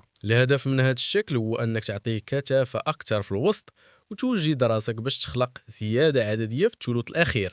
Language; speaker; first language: Arabic; native; Arabic